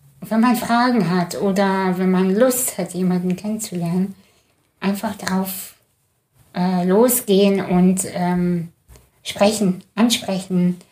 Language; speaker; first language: German; early bilingual, other home language; Russian